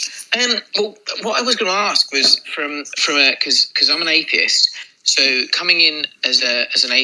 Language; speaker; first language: English; native; English